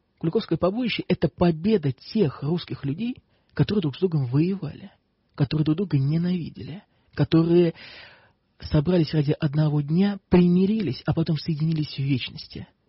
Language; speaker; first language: Russian; native; Russian